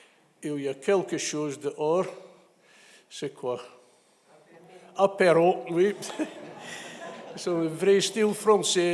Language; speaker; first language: French; non-native, fluent; English